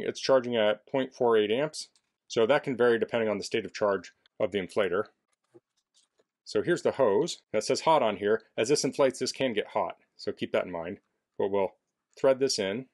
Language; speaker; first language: English; native; English